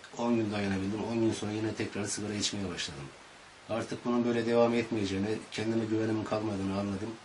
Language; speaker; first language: Turkish; native; Turkish